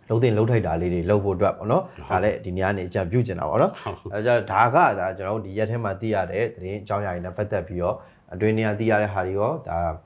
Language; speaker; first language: Burmese; native; Burmese